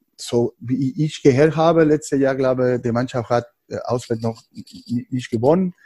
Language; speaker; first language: German; non-native, learner; Spanish